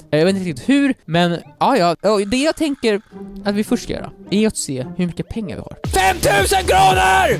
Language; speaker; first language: Swedish; native; Swedish